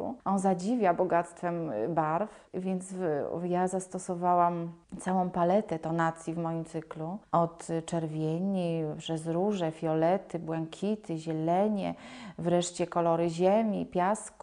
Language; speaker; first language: Polish; native; Polish